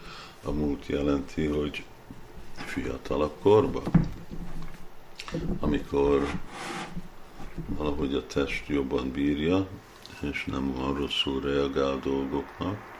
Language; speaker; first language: Hungarian; early bilingual, heritage; Hungarian